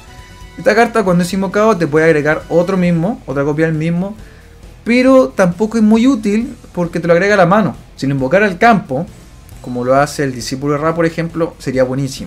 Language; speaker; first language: Spanish; native; Spanish